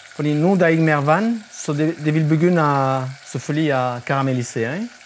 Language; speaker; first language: Danish; non-native, fluent; French